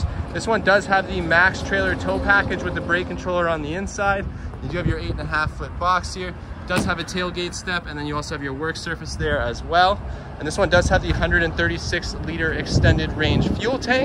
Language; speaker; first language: English; native; English